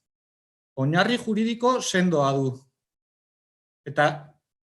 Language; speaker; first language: Basque; native; Basque